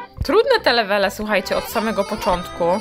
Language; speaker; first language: Polish; native; Polish